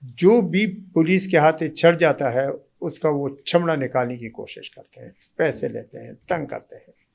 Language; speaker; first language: Urdu; non-native, local second language; Pashto